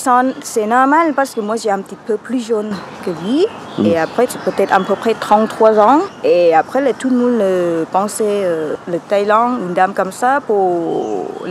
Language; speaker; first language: French; non-native, learner; Thai